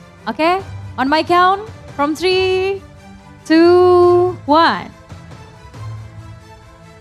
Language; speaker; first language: English; non-native, fluent; Indonesian